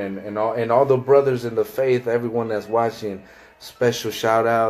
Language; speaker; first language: English; native; English